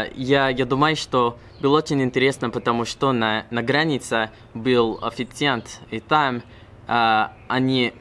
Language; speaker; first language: Russian; non-native, learner; English